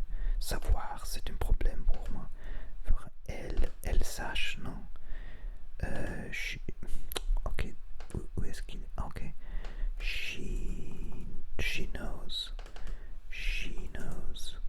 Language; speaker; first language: French; non-native, learner; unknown